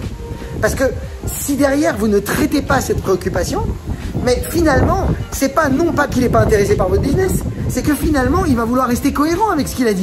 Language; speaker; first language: French; native; French